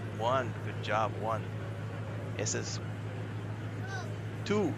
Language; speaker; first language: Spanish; non-native, learner; English